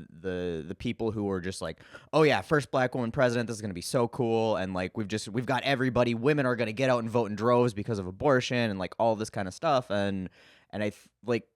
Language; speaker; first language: English; native; English